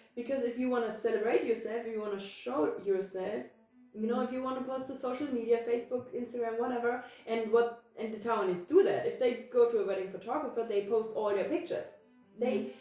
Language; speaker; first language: English; non-native, fluent; German